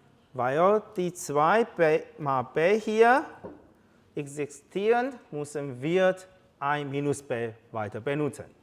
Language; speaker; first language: German; non-native, learner; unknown